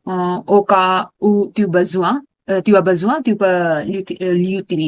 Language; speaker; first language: French; non-native, learner; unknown